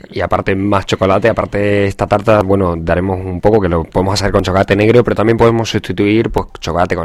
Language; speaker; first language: Spanish; native; Spanish